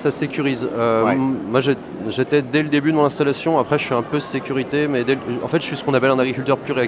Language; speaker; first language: French; native; French